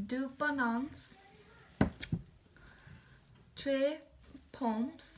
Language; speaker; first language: French; non-native, learner; English